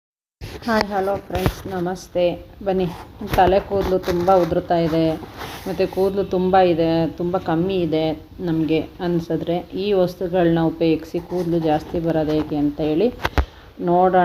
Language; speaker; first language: Kannada; native; Kannada